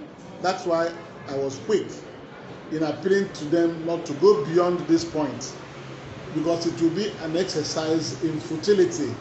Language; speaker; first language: English; non-native, local second language; Igbo